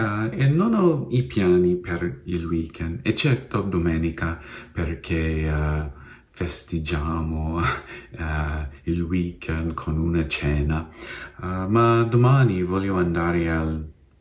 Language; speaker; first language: Italian; non-native, learner; English